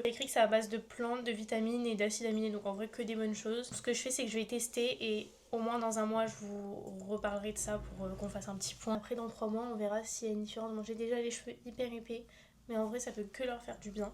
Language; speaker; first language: French; native; French